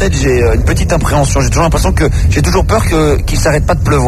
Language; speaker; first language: French; native; French